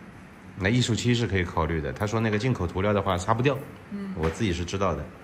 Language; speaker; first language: Chinese; native; Chinese